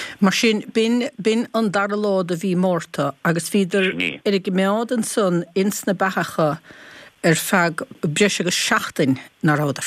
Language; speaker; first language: Irish; native; Irish